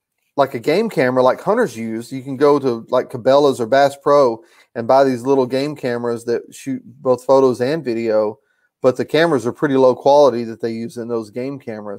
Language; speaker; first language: English; native; English